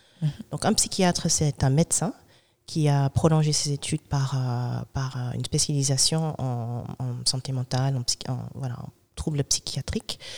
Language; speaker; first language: French; non-native, fluent; English